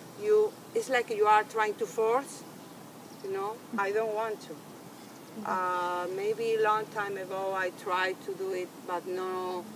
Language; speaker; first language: English; non-native, fluent; Spanish